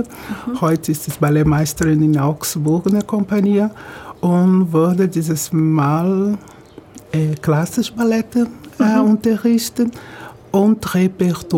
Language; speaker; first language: German; non-native, fluent; Portuguese